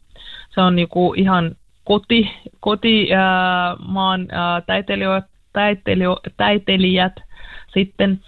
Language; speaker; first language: Finnish; non-native, learner; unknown